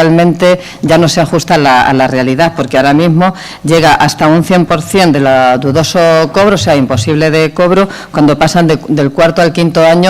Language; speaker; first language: Spanish; native; Spanish